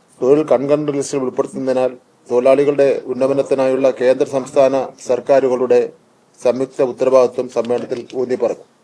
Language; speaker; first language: Malayalam; native; Malayalam